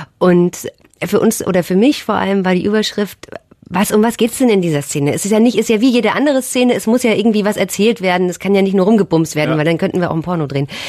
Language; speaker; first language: German; native; German